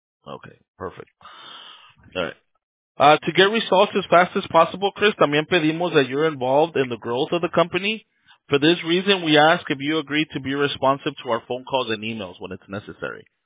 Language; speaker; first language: English; early bilingual, other home language; Spanish